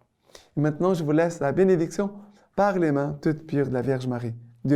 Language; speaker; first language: French; non-native, fluent; Portuguese